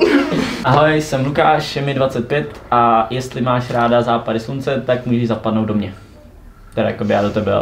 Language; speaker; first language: Czech; native; Czech